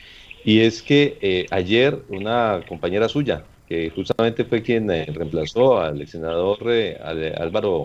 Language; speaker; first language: Spanish; native; Spanish